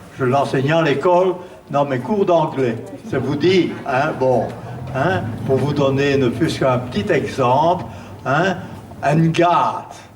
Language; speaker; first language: French; native; French